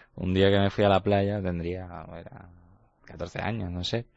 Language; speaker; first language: Spanish; native; Spanish